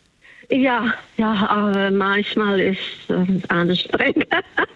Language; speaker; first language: German; non-native, fluent; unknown